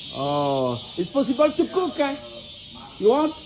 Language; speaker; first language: English; non-native, learner; French